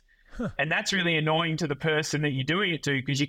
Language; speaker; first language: English; native; English